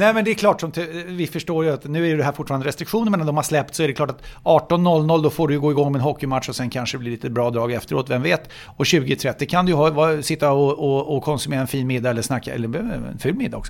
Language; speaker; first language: Swedish; native; Swedish